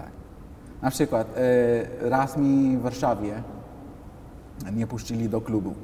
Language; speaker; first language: Polish; non-native, fluent; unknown